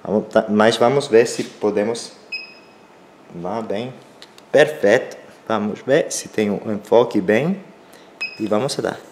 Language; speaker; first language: Portuguese; non-native, learner; Spanish